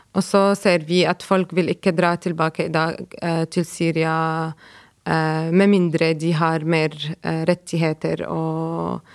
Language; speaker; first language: Norwegian; non-native, fluent; Arabic